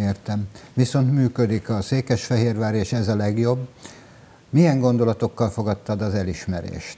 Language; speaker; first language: Hungarian; native; Hungarian